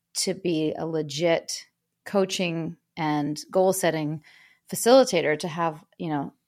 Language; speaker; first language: English; native; English